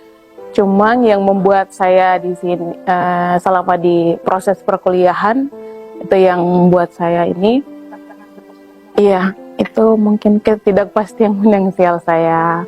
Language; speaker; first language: Indonesian; non-native, local second language; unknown